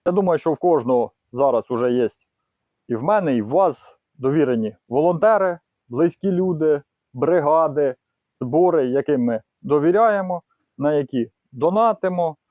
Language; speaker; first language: Ukrainian; native; Ukrainian